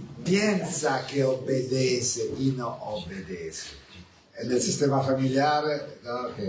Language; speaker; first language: Spanish; non-native, learner; Italian